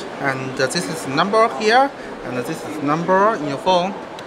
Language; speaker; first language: English; non-native, learner; Chinese